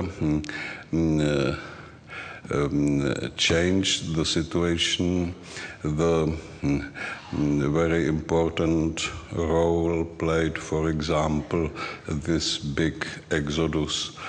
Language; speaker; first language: English; non-native, learner; Czech